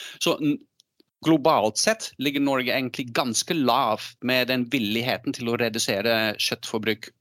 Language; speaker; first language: Norwegian; non-native, fluent; Dutch